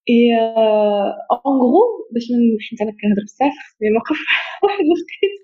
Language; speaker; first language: French; non-native, local second language; Arabic